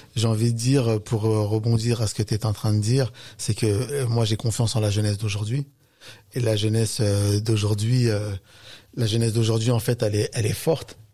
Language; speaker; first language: French; native; French